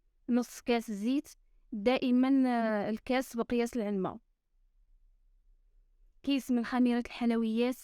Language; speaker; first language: Arabic; native; Arabic